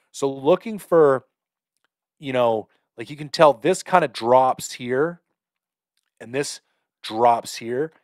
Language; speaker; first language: English; native; English